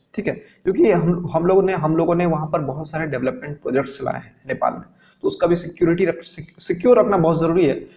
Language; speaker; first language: Hindi; native; Hindi